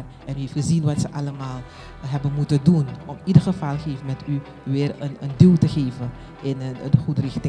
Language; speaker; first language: Dutch; native; Dutch